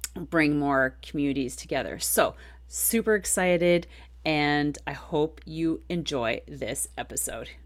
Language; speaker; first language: English; native; English